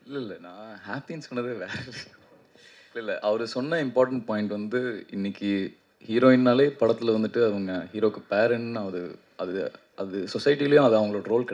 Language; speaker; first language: Tamil; native; Tamil